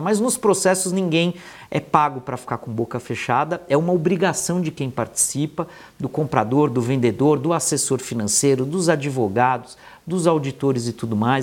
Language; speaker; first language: Portuguese; native; Portuguese